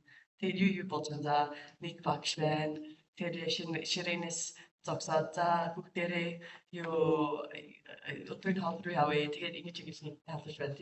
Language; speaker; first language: Mongolian; non-native, learner; English